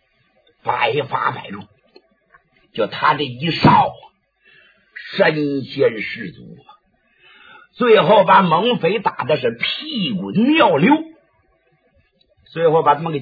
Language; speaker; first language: Chinese; native; Chinese